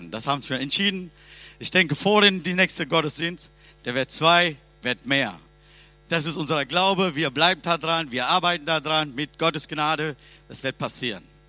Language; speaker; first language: German; non-native, learner; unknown